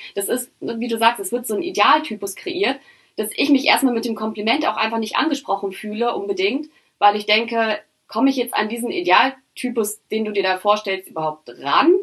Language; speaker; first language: German; early bilingual, other home language; Polish